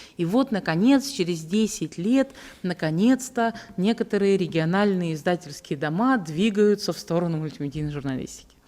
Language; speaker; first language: Russian; native; Russian